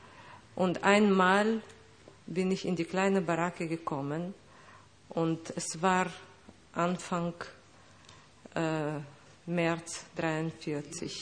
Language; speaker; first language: German; non-native, fluent; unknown